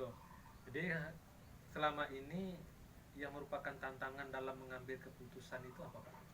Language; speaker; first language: Indonesian; native; Indonesian